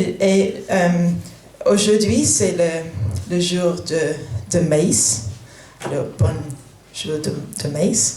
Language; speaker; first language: French; non-native, fluent; English